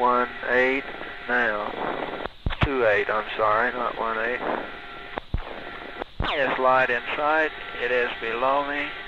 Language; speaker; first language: English; native; English